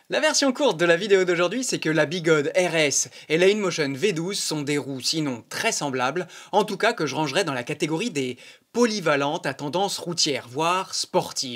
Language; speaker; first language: French; native; French